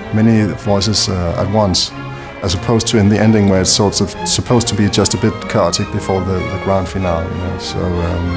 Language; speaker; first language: English; non-native, fluent; Danish